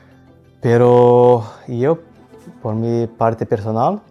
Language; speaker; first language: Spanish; non-native, learner; Portuguese